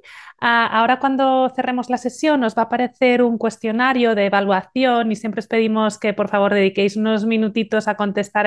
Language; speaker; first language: Spanish; native; Spanish